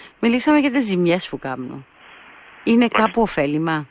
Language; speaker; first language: Greek; native; Greek